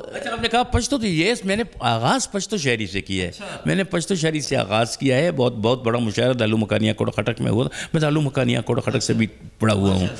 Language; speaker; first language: Urdu; non-native, local second language; Pashto